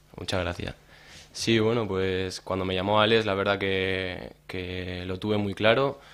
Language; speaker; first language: Spanish; native; Spanish